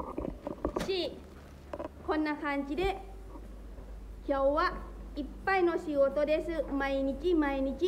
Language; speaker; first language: Japanese; non-native, learner; Lao